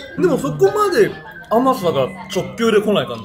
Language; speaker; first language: Japanese; native; Japanese